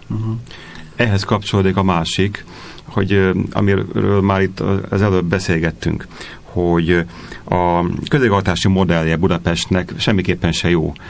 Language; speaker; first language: Hungarian; native; Hungarian